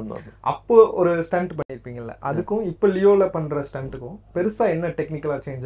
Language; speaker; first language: Tamil; native; Tamil